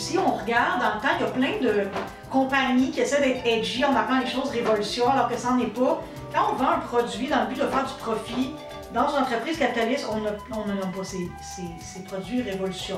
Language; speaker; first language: French; native; French